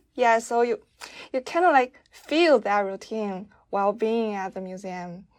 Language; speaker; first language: English; non-native, fluent; Chinese